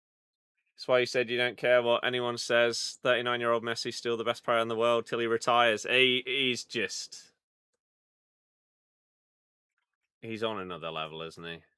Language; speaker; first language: English; native; English